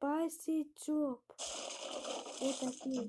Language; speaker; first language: Russian; early bilingual, heritage; Russian